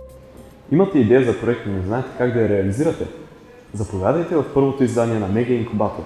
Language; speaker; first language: Bulgarian; native; Bulgarian